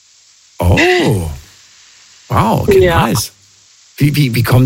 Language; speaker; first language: German; native; German